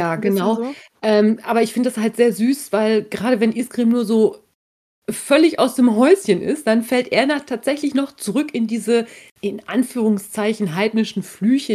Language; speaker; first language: German; native; German